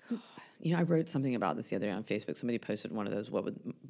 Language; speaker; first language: English; native; English